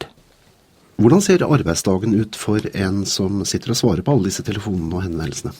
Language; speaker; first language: Norwegian; native; Norwegian